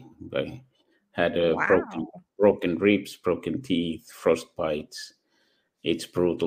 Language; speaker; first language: English; non-native, fluent; Finnish